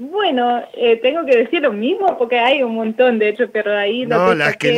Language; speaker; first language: Spanish; non-native, fluent; German